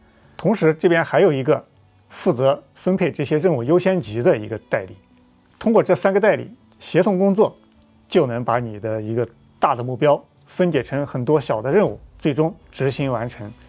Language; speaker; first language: Chinese; native; Chinese